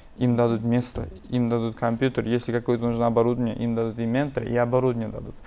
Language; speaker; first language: Russian; non-native, local second language; Uzbek